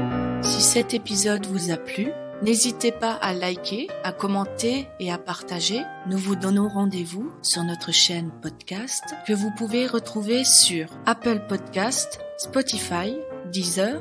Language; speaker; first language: French; native; French